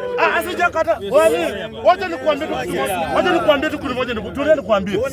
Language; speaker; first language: Swahili; native; Swahili